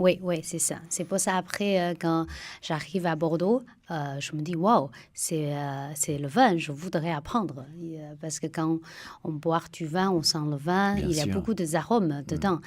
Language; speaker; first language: French; non-native, fluent; Chinese